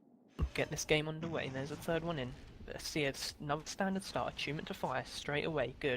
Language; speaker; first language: English; native; English